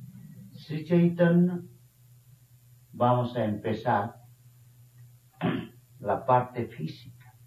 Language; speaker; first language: Spanish; non-native, fluent; Bangla